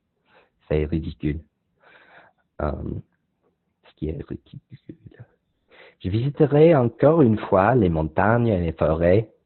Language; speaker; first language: French; non-native, learner; English